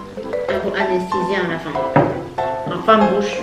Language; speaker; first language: French; non-native, fluent; Chinese